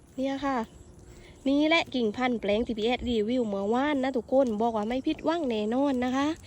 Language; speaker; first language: Thai; non-native, local second language; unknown